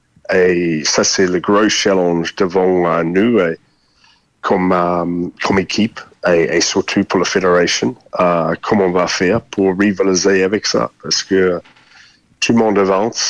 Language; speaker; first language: French; non-native, fluent; English